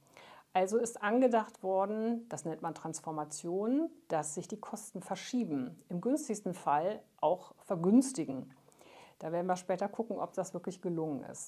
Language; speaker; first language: German; native; German